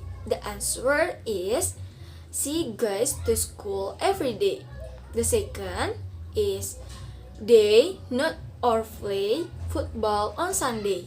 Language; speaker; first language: English; non-native, learner; Indonesian